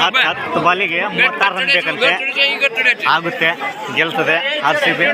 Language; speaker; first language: Kannada; non-native, local second language; Lambadi